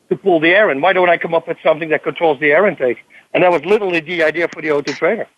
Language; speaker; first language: English; non-native, fluent; Dutch